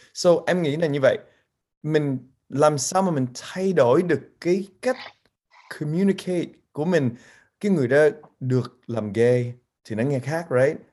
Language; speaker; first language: Vietnamese; early bilingual, heritage; Vietnamese